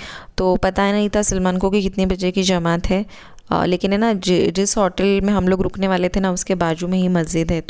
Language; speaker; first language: Hindi; native; Hindi